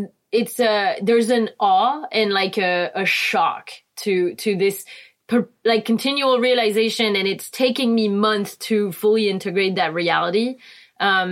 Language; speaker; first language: English; non-native, fluent; French